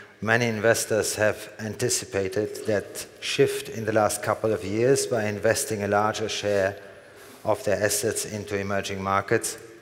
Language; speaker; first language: English; non-native, fluent; German